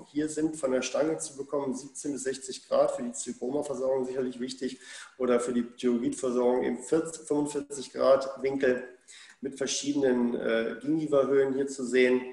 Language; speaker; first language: German; native; German